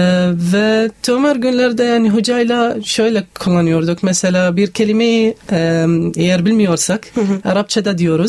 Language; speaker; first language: Turkish; non-native, local second language; Arabic